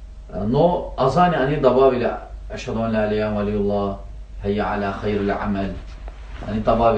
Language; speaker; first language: Russian; non-native, learner; Azerbaijani